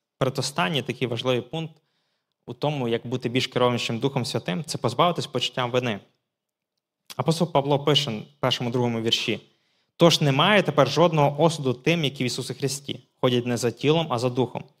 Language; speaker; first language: Ukrainian; native; Ukrainian